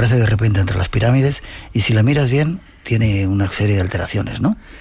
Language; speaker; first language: Spanish; native; Spanish